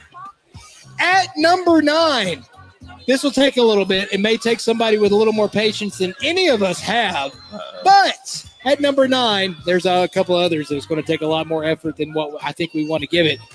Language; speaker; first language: English; native; English